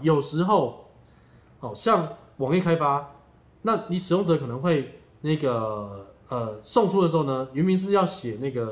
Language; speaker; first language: Chinese; native; Chinese